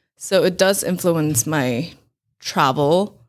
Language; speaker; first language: English; non-native, fluent; Chinese